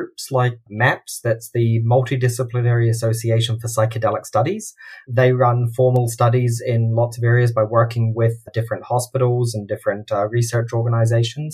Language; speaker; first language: English; native; English